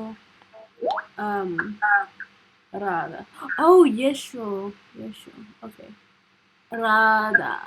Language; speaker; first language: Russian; non-native, learner; English